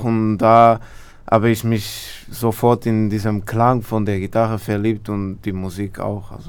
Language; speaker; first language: German; non-native, fluent; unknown